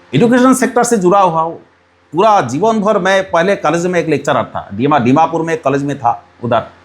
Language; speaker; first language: Hindi; non-native, local second language; Bangla